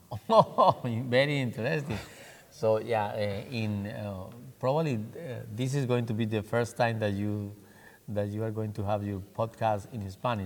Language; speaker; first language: English; non-native, fluent; Spanish